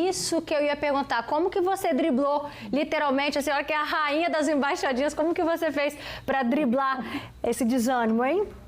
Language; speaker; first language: Portuguese; native; Portuguese